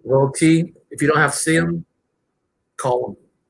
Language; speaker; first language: English; native; English